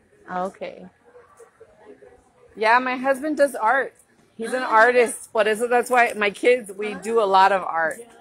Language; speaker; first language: English; early bilingual, other home language; Spanish